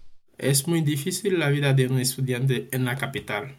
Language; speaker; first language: Spanish; non-native, fluent; Haitian Creole